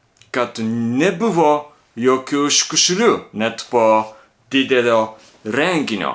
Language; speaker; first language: Lithuanian; non-native, learner; Japanese